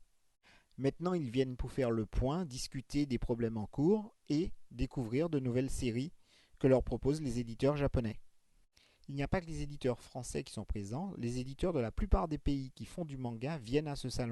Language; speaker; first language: French; native; French